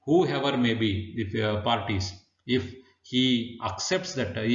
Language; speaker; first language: English; non-native, local second language; Kannada